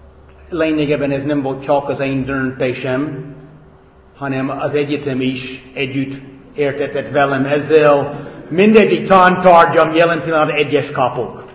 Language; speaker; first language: Hungarian; non-native, fluent; English